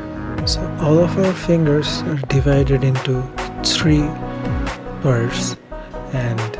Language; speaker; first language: English; non-native, fluent; Bangla